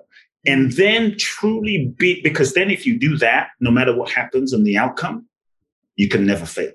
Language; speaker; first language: English; native; English